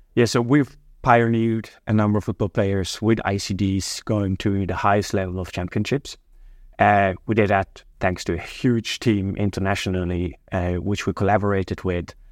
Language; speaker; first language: English; non-native, fluent; Norwegian